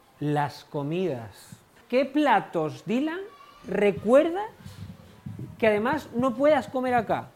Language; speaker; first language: Spanish; native; Spanish